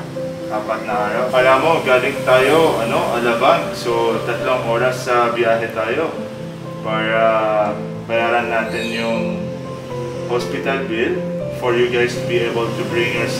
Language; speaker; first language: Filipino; non-native, learner; Arabic